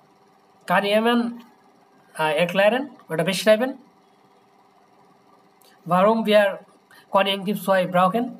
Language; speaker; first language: German; non-native, fluent; Bangla